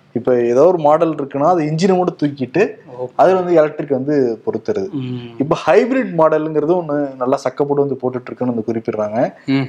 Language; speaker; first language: Tamil; native; Tamil